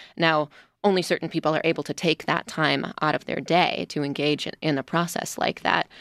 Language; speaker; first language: English; native; English